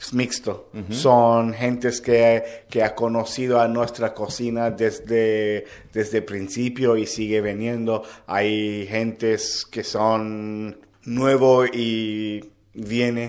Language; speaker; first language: Spanish; non-native, learner; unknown